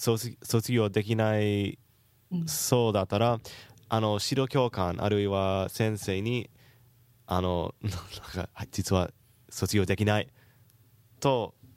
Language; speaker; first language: Japanese; non-native, fluent; English